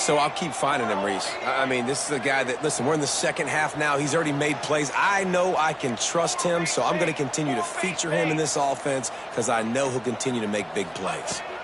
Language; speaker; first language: English; native; English